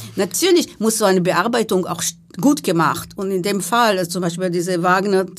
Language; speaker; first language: German; non-native, fluent; Hebrew